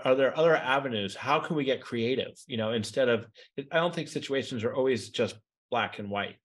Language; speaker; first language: English; native; English